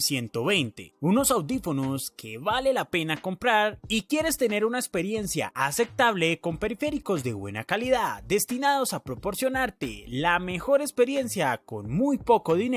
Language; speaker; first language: Spanish; native; Spanish